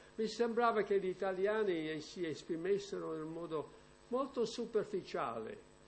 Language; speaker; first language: Italian; non-native, fluent; English